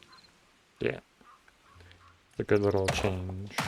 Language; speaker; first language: English; native; English